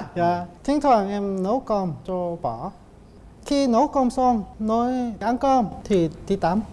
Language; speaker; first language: Vietnamese; non-native, fluent; Korean